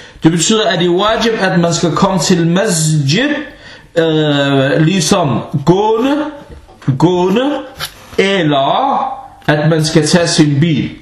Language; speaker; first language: Danish; non-native, fluent; Arabic